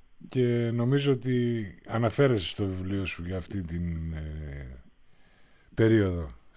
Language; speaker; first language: Greek; native; Greek